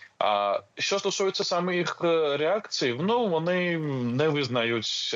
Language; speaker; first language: Ukrainian; non-native, fluent; Georgian